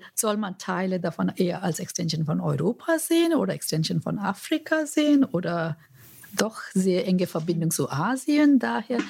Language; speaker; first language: German; non-native, fluent; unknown